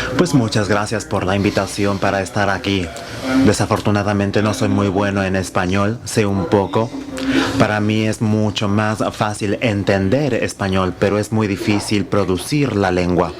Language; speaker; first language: Spanish; non-native, fluent; Finnish